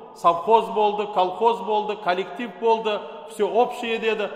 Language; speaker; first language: Russian; non-native, local second language; Kazakh